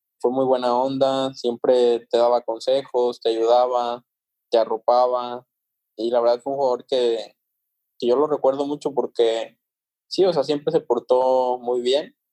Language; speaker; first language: Spanish; native; Spanish